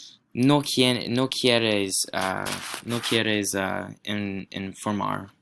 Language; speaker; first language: Spanish; non-native, learner; English